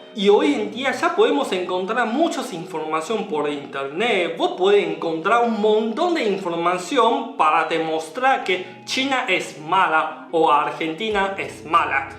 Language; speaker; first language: Spanish; non-native, learner; Chinese